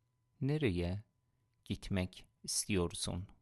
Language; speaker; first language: Turkish; non-native, fluent; Persian